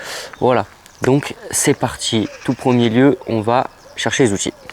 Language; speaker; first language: French; native; French